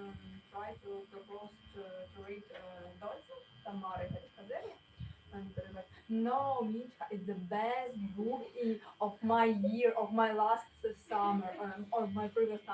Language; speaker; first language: English; non-native, learner; Ukrainian